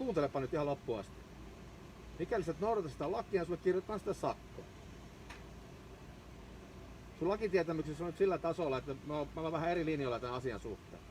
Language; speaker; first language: Finnish; native; Finnish